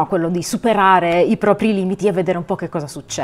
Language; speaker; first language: Italian; native; Italian